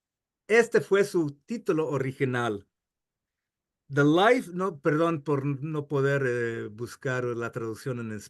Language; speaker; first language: Spanish; non-native, fluent; English